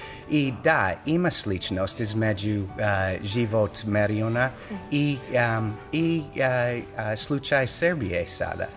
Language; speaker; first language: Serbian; non-native, learner; English